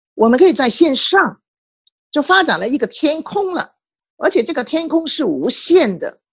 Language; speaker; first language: Chinese; non-native, local second language; Cantonese